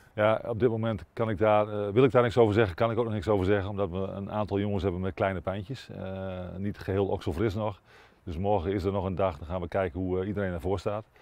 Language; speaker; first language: Dutch; native; Dutch